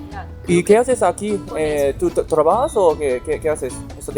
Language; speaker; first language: Spanish; non-native, learner; Japanese